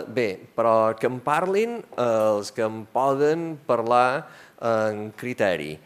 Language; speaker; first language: Catalan; native; Catalan